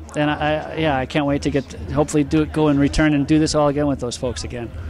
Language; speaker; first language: English; native; English